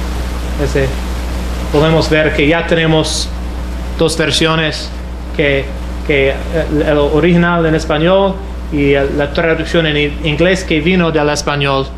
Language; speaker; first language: Spanish; non-native, fluent; English